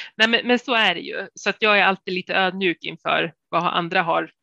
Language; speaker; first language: Swedish; native; Swedish